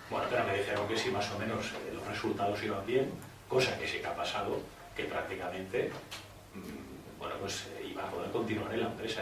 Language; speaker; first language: Spanish; native; Spanish